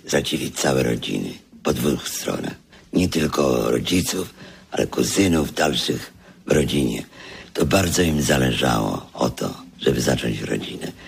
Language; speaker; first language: Polish; early bilingual, heritage; Polish